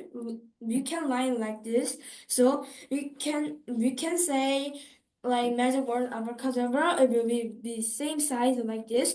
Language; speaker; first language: English; non-native, learner; Korean